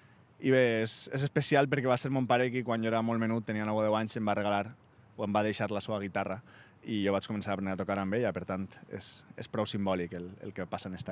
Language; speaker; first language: Catalan; native; Catalan